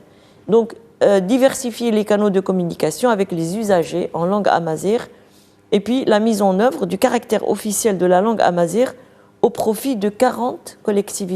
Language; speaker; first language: French; non-native, local second language; Arabic